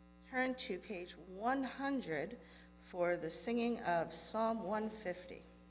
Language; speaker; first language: English; native; English